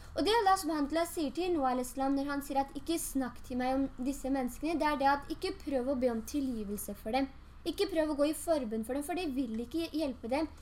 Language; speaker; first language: Norwegian; early bilingual, other home language; Urdu